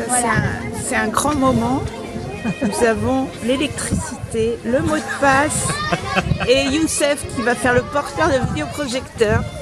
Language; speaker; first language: French; native; French